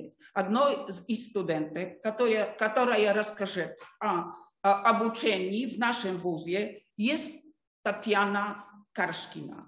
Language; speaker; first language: Russian; non-native, fluent; Polish